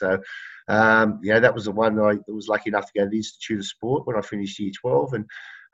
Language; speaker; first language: English; native; English